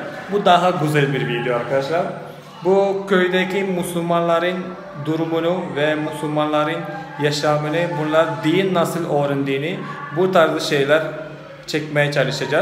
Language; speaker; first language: Turkish; non-native, fluent; Malayalam